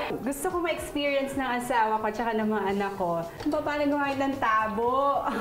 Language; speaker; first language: Filipino; native; Filipino